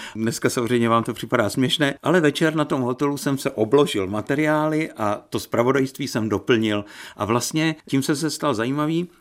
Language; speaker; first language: Czech; native; Czech